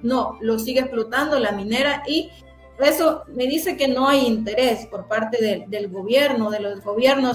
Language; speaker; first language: Spanish; native; Spanish